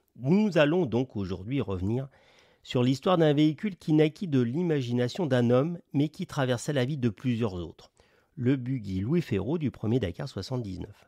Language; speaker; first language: French; native; French